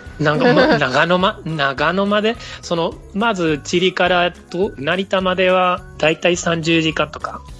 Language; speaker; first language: Japanese; non-native, fluent; Spanish